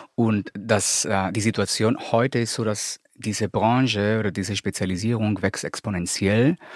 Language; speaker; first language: German; non-native, fluent; Spanish